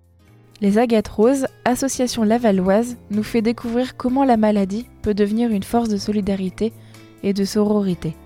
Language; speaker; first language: French; native; French